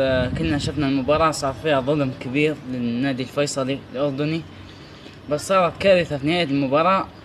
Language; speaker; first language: Arabic; native; Arabic